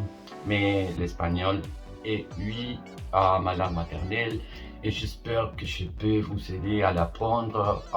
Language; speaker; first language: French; non-native, learner; Spanish